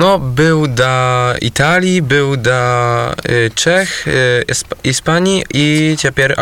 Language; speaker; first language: Polish; non-native, local second language; Belarusian